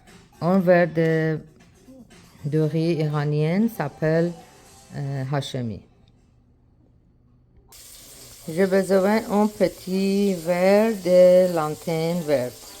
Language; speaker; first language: French; non-native, learner; Persian